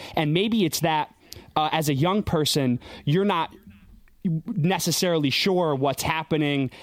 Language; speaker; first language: English; native; English